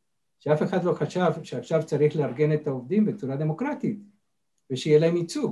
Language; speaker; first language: Hebrew; non-native, fluent; Spanish